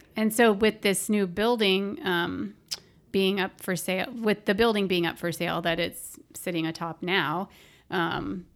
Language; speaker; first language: English; native; English